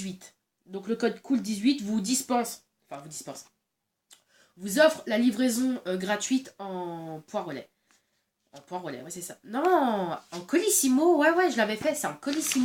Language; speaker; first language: French; native; French